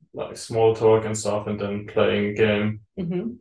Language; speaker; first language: English; non-native, learner; German